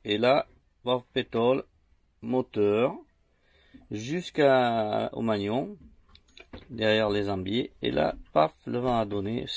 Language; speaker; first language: French; native; French